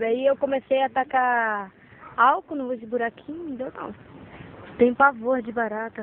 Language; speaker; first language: Portuguese; native; Portuguese